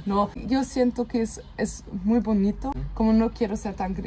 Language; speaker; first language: Spanish; non-native, fluent; German